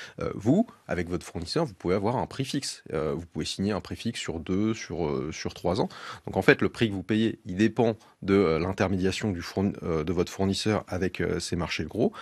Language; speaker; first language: French; native; French